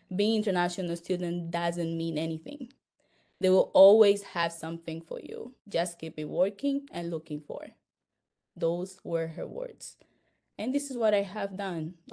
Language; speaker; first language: English; non-native, fluent; Portuguese